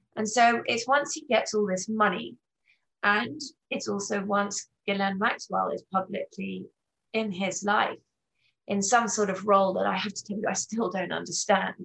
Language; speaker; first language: English; native; English